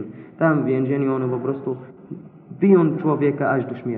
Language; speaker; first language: Polish; non-native, fluent; Arabic